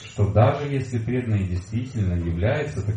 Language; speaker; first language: Russian; native; Russian